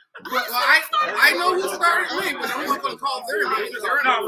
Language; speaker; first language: English; native; English